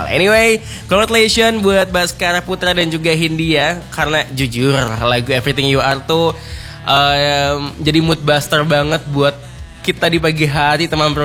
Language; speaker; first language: Indonesian; native; Indonesian